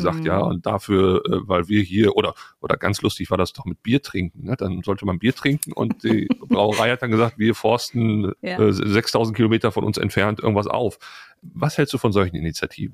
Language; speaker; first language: German; native; German